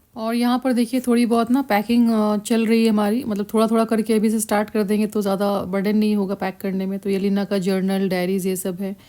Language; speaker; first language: Hindi; native; Hindi